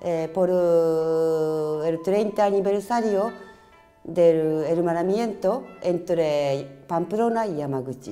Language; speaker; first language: Spanish; non-native, learner; Japanese